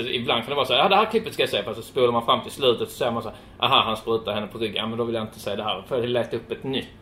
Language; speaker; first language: Swedish; native; Swedish